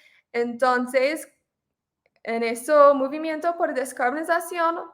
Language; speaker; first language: Spanish; non-native, fluent; English